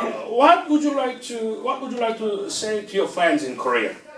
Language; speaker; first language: English; non-native, fluent; Korean